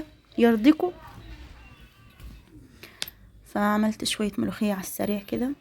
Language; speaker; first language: Arabic; native; Arabic